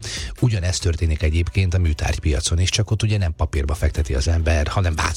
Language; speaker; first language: Hungarian; native; Hungarian